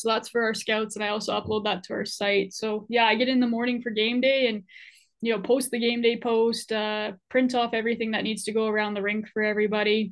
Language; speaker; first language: English; native; English